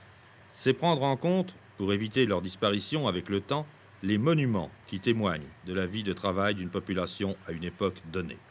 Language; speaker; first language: French; native; French